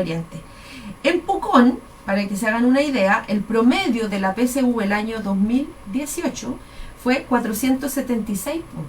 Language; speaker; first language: Spanish; native; Spanish